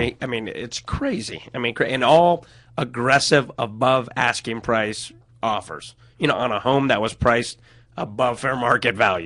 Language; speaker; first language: English; native; English